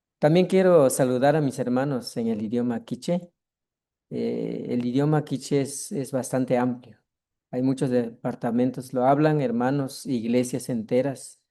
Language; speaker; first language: Spanish; non-native, local second language; Kʼicheʼ